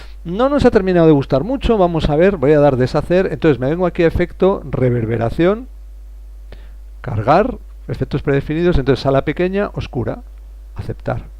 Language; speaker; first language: Spanish; native; Spanish